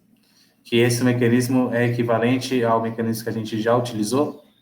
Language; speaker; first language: Portuguese; native; Portuguese